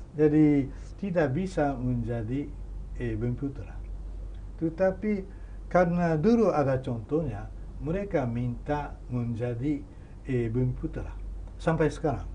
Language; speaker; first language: Indonesian; non-native, fluent; Japanese